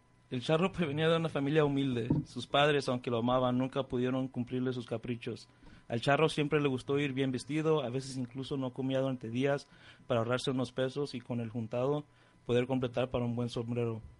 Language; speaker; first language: Spanish; native; Spanish